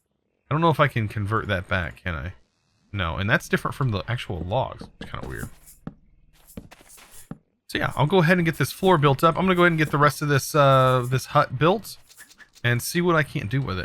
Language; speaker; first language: English; native; English